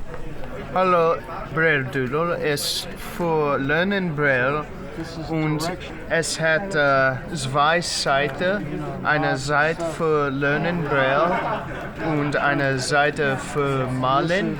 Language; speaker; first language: German; non-native, learner; English